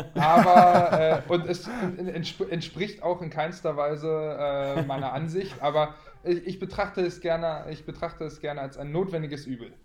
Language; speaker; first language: German; native; German